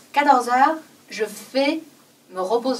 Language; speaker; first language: French; non-native, fluent; Chinese